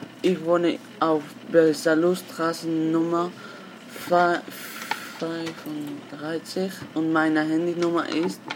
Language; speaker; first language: German; non-native, learner; Dutch